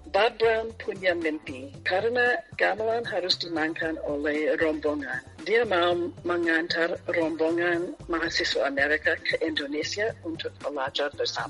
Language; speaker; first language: Indonesian; non-native, fluent; English